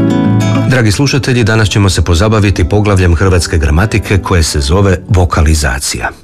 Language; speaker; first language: Serbian; native; Serbian